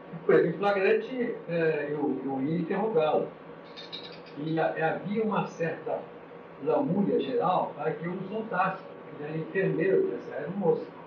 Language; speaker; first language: Portuguese; native; Portuguese